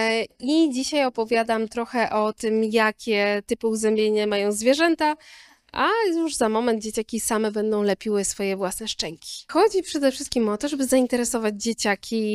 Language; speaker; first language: Polish; native; Polish